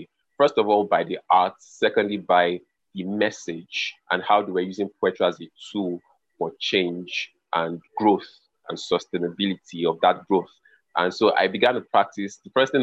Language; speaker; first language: English; non-native, local second language; Igbo